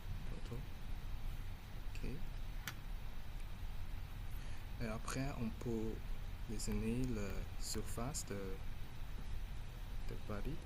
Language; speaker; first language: French; non-native, learner; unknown